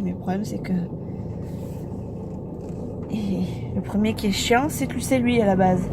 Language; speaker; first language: French; native; French